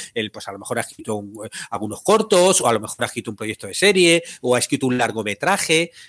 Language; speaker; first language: Spanish; native; Spanish